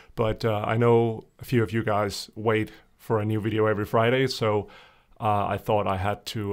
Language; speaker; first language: English; non-native, fluent; Danish